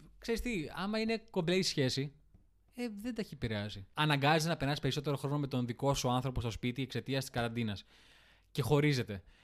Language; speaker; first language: Greek; native; Greek